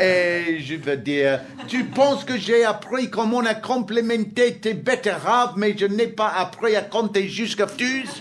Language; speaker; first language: French; non-native, learner; English